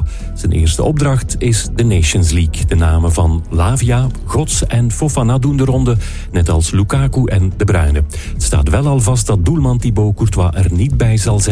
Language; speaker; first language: Dutch; native; Dutch